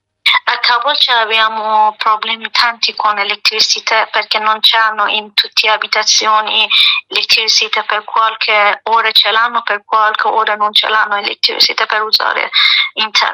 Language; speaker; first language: Italian; non-native, learner; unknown